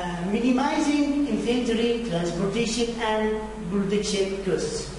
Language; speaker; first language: English; non-native, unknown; Arabic